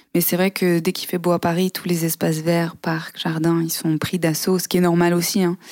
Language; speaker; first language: French; native; French